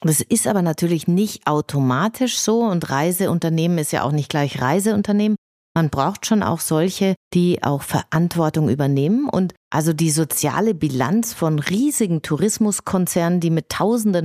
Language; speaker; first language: German; native; German